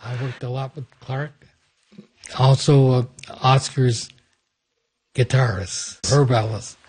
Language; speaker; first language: English; native; English